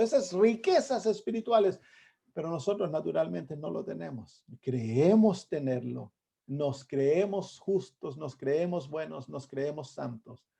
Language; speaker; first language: Spanish; native; Spanish